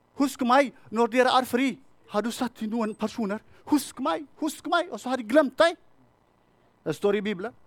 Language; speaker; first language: Norwegian; non-native, fluent; Tigrinya